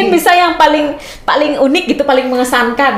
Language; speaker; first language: Indonesian; native; Indonesian